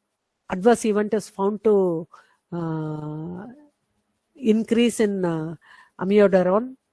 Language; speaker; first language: English; non-native, local second language; Tamil